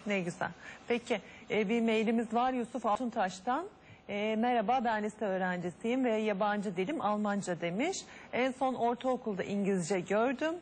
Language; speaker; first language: Turkish; native; Turkish